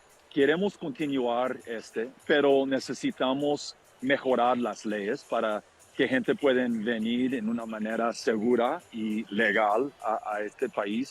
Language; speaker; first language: Spanish; non-native, fluent; English